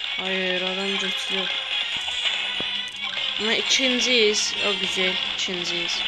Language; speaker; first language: Turkish; native; Turkish